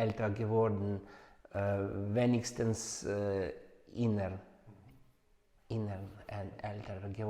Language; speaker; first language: German; non-native, fluent; Ukrainian